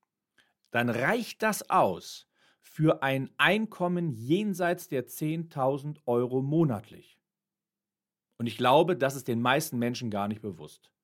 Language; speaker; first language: German; native; German